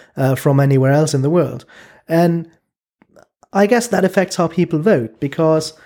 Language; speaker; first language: English; non-native, fluent; German